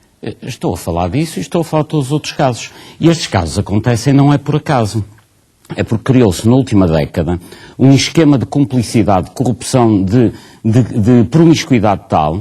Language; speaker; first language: Portuguese; native; Portuguese